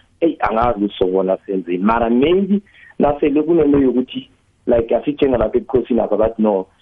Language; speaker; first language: Zulu; non-native, local second language; South Ndebele